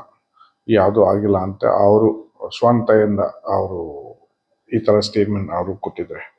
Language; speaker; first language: Kannada; non-native, fluent; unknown